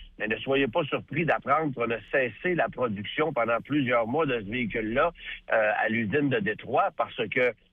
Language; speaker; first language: French; native; French